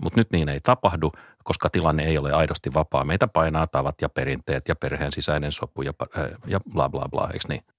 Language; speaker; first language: Finnish; native; Finnish